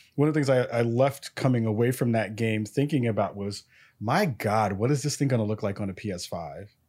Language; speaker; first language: English; native; English